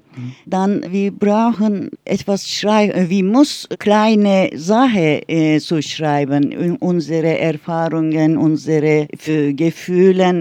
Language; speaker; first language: German; non-native, learner; Turkish